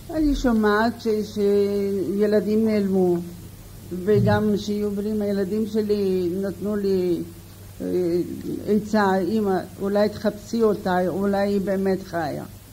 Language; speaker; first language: Hebrew; non-native, fluent; Bulgarian